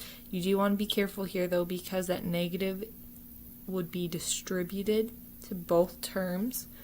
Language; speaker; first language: English; native; English